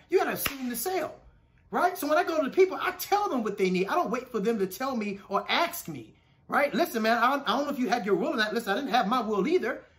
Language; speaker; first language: English; native; English